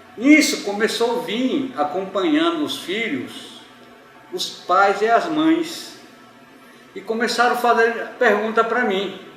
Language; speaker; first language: Portuguese; early bilingual, other home language; Japanese